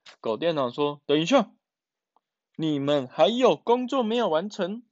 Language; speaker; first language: Chinese; native; Chinese